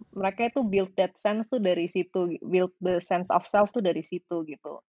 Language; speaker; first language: Indonesian; native; Indonesian